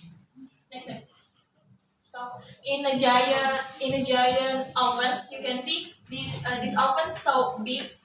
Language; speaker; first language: English; non-native, learner; Indonesian